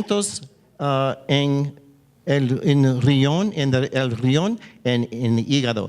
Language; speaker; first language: Spanish; non-native, learner; English